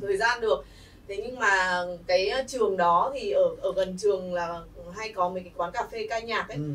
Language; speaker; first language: Vietnamese; native; Vietnamese